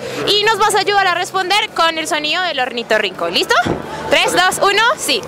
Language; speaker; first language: Spanish; native; Spanish